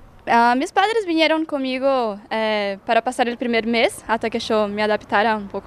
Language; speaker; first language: Spanish; non-native, learner; Portuguese